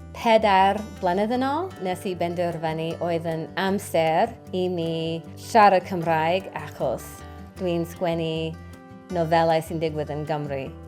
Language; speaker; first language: Welsh; non-native, learner; English